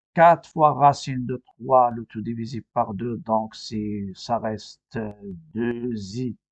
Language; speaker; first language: French; non-native, local second language; Arabic